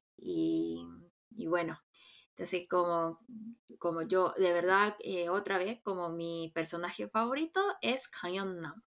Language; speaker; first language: Spanish; non-native, fluent; Korean